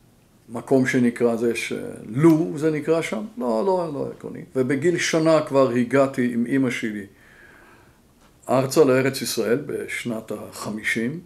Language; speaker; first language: Hebrew; non-native, fluent; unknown